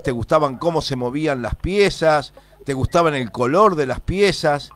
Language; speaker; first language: Spanish; native; Spanish